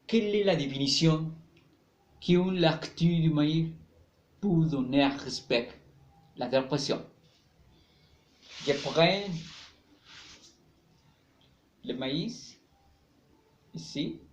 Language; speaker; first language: French; non-native, learner; Spanish